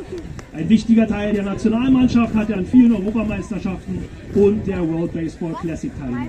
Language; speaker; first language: German; native; German